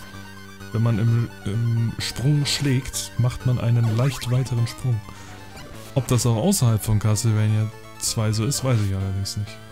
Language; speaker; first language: German; native; German